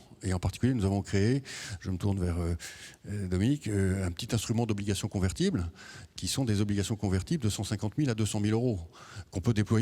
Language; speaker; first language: French; native; French